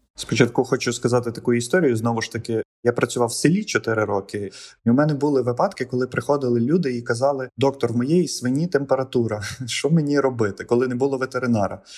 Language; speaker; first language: Ukrainian; native; Ukrainian